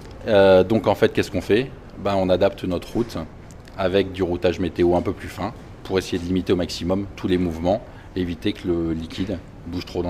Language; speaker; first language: French; native; French